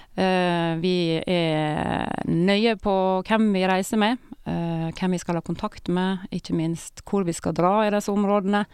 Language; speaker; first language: Norwegian; native; Norwegian